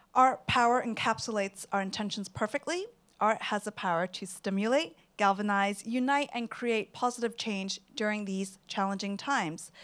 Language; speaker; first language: English; non-native, local second language; Cantonese